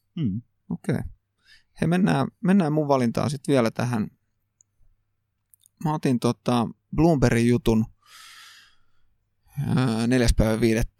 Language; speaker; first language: Finnish; native; Finnish